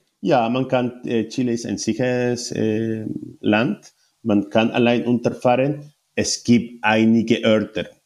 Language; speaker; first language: German; non-native, learner; Spanish